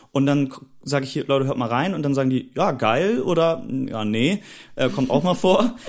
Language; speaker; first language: German; native; German